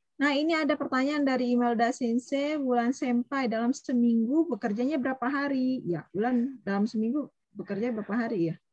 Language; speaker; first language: Indonesian; native; Indonesian